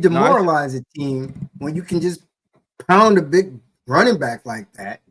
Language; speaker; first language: English; native; English